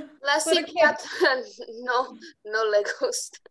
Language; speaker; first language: Spanish; non-native, learner; English